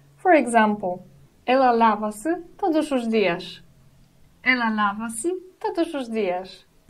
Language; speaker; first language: Portuguese; non-native, fluent; Polish